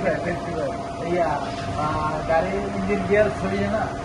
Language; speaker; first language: Hindi; non-native, learner; Bangla